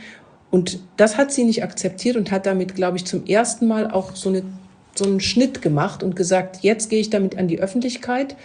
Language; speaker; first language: German; native; German